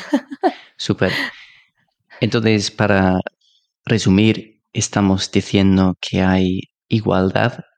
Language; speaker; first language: Spanish; non-native, fluent; English